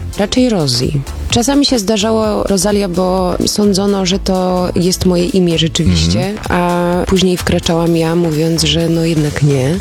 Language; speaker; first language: Polish; early bilingual, heritage; Polish